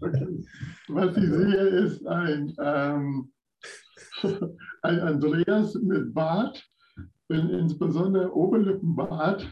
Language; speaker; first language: German; non-native, fluent; English